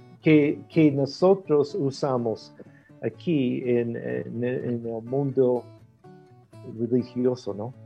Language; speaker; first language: Spanish; non-native, fluent; English